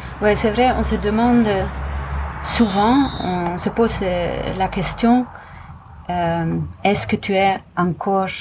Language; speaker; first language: French; non-native, fluent; English